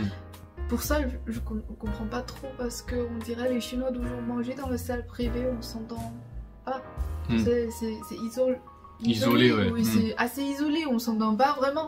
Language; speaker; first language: French; non-native, fluent; Chinese